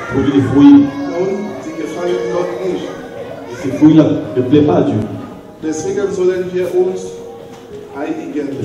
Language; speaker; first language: German; non-native, learner; French